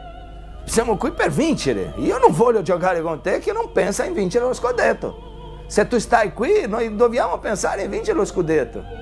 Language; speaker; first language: Italian; non-native, fluent; Portuguese